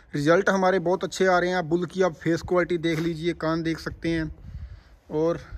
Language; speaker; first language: Hindi; non-native, local second language; Punjabi